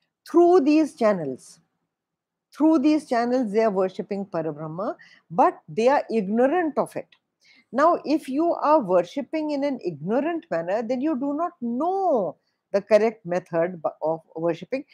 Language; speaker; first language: English; non-native, local second language; Hindi